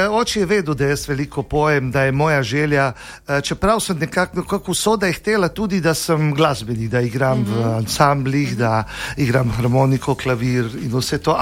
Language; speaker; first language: Slovenian; early bilingual, heritage; Croatian